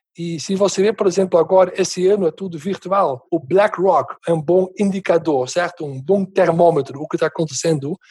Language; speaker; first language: Portuguese; non-native, fluent; Dutch